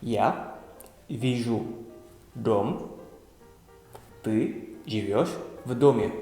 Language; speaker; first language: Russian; non-native, fluent; Indonesian